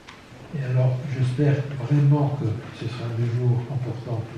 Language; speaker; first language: French; non-native, fluent; Italian